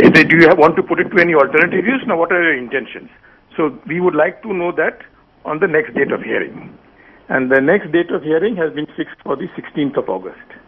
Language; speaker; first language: English; non-native, local second language; Bangla